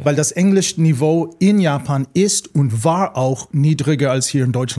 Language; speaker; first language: German; non-native, fluent; English